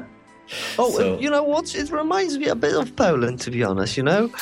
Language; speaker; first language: English; non-native, fluent; Polish